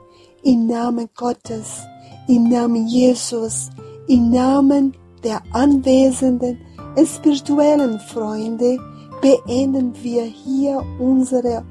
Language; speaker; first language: German; non-native, fluent; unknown